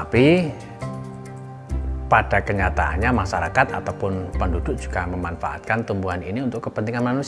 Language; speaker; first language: Indonesian; native; Indonesian